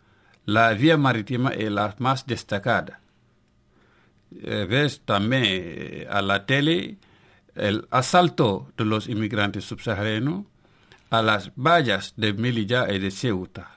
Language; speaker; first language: Spanish; non-native, local second language; Wolof